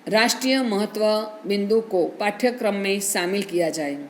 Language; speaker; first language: Hindi; non-native, local second language; Gujarati